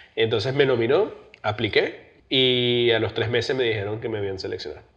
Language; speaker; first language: Spanish; early bilingual, heritage; Spanish